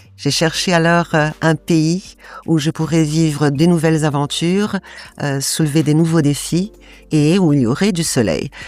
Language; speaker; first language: French; non-native, fluent; Portuguese